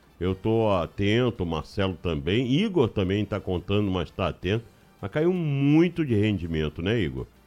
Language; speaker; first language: Portuguese; native; Portuguese